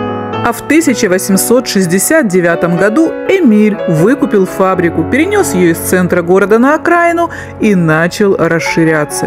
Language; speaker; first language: Russian; native; Russian